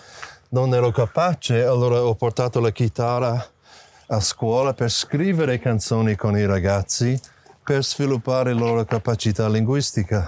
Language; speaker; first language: Italian; non-native, fluent; English